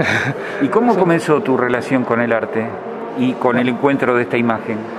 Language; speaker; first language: Spanish; native; Spanish